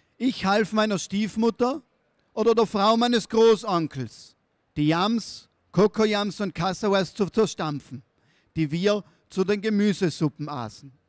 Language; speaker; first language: German; native; German